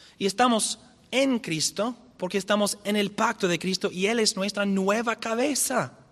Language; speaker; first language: Spanish; non-native, fluent; English